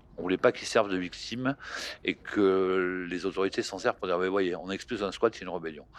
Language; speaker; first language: French; native; French